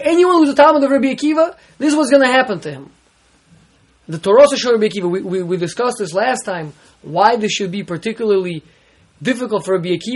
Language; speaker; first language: English; native; English